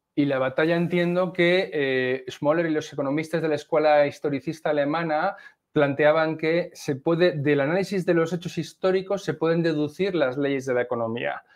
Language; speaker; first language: Spanish; native; Spanish